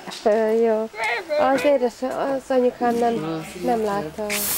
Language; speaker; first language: Hungarian; early bilingual, heritage; Hungarian